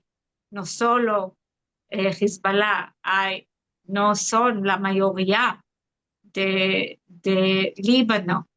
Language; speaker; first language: Spanish; non-native, fluent; Hebrew